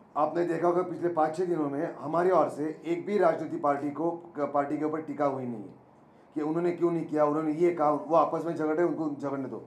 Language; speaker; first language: Hindi; non-native, local second language; Marathi